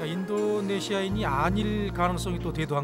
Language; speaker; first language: Korean; native; Korean